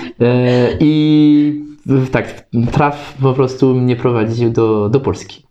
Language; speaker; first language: Polish; non-native, fluent; French